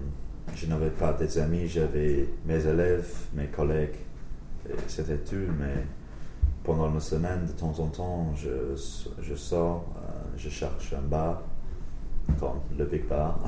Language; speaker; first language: French; non-native, learner; English